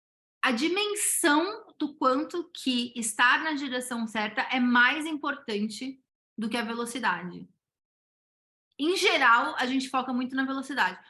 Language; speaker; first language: Portuguese; native; Portuguese